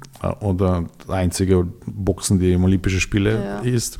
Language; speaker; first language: German; non-native, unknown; Serbian